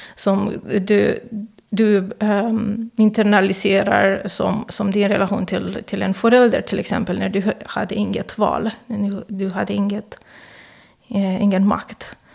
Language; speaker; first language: Swedish; non-native, fluent; Romanian